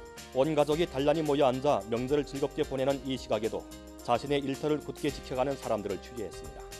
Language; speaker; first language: Korean; native; Korean